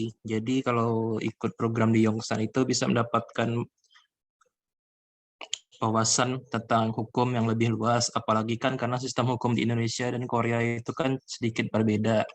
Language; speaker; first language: Indonesian; native; Indonesian